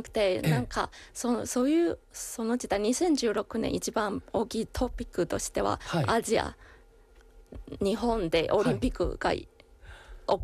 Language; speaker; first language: Japanese; non-native, fluent; Chinese